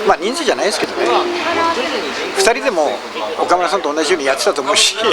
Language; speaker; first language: Japanese; native; Japanese